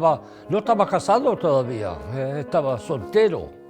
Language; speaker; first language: Spanish; early bilingual, heritage; English